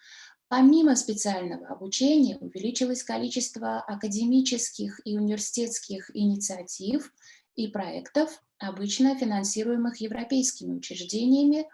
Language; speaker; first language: Russian; native; Russian